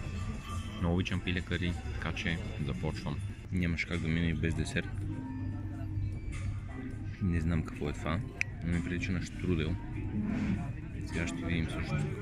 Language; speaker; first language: Bulgarian; native; Bulgarian